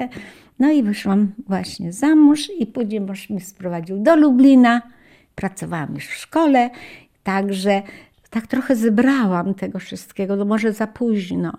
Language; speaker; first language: Polish; native; Polish